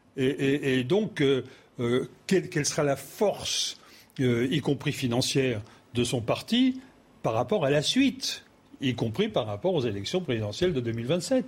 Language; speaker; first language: French; native; French